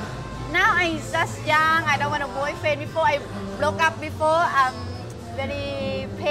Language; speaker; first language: English; non-native, learner; Thai